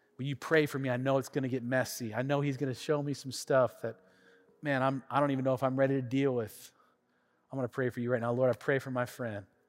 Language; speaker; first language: English; native; English